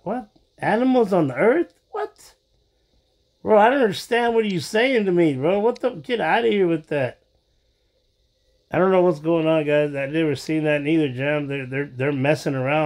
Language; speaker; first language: English; early bilingual, other home language; Spanish